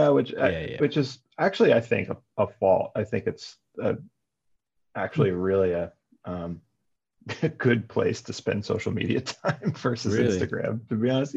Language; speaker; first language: English; native; English